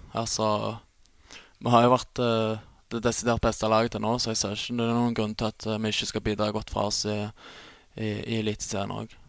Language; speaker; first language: Norwegian; native; Norwegian